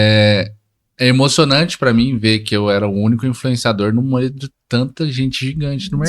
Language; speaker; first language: Portuguese; native; Portuguese